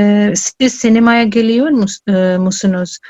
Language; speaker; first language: Turkish; non-native, learner; Urdu